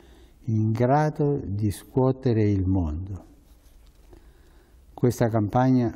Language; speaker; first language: Italian; non-native, fluent; Spanish